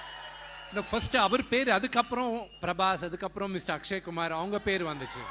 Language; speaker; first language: Tamil; non-native, local second language; Telugu